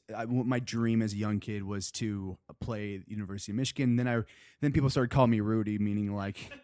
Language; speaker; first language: English; native; English